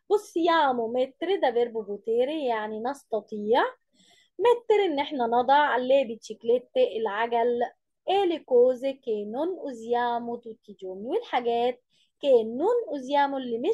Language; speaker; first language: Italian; non-native, fluent; Arabic